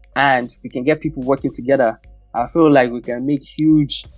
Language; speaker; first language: English; non-native, local second language; Yoruba